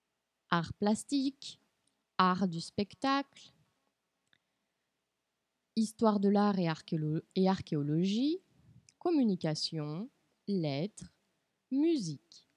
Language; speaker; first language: French; non-native, fluent; Portuguese